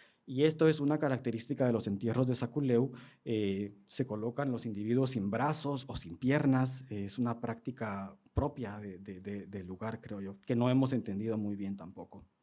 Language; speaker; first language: Spanish; native; Spanish